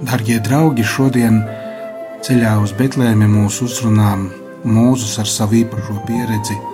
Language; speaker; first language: Latvian; native; Latvian